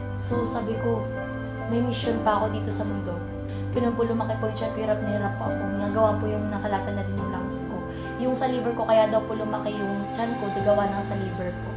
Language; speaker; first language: Filipino; non-native, local second language; Bikol